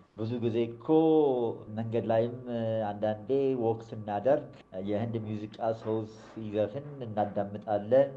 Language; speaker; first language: Amharic; early bilingual, other home language; Gujarati